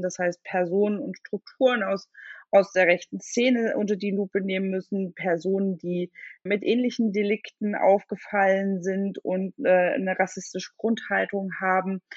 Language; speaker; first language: German; native; German